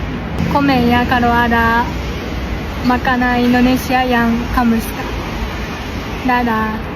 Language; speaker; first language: Indonesian; non-native, learner; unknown